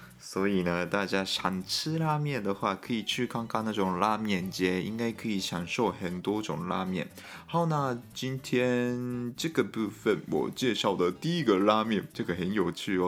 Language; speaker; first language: Chinese; non-native, fluent; Japanese